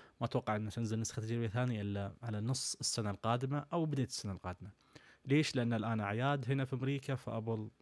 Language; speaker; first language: Arabic; native; Arabic